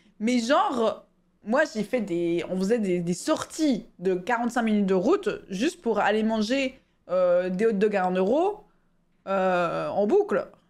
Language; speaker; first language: French; native; French